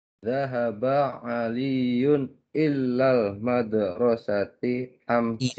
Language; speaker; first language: Arabic; non-native, learner; Indonesian